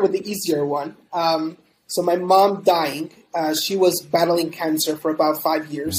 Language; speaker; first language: English; native; English